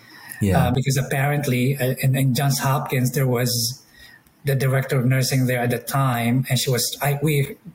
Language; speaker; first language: English; non-native, local second language; Iloko